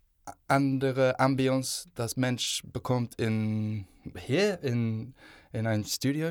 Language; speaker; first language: German; non-native, learner; English